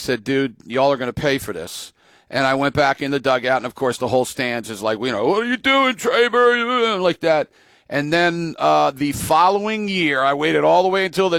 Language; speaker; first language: English; native; English